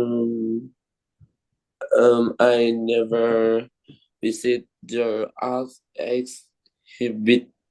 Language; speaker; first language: English; non-native, learner; Thai